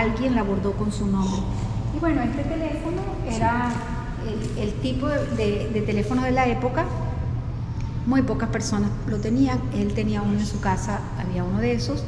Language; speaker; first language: Spanish; native; Spanish